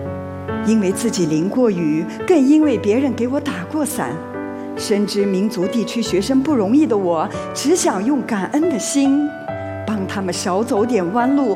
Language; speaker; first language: Chinese; non-native, local second language; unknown